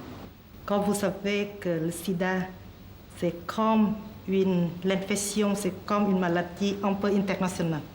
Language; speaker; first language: French; non-native, learner; Vietnamese